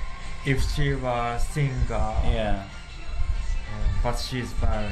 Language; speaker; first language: English; non-native, learner; Japanese